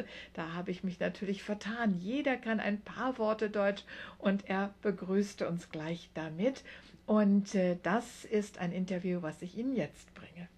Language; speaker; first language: German; native; German